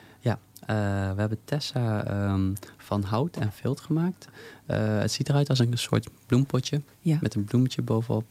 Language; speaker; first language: Dutch; native; Dutch